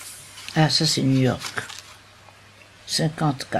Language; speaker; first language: French; non-native, fluent; Italian